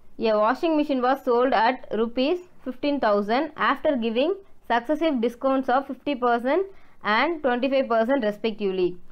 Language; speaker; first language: English; non-native, local second language; Tamil